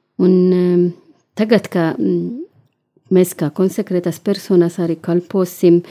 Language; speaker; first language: Latvian; non-native, learner; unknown